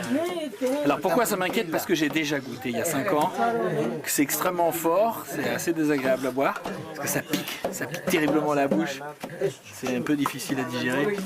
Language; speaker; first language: French; native; French